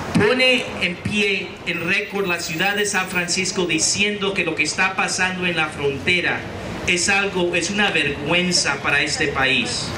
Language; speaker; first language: Spanish; early bilingual, heritage; Spanish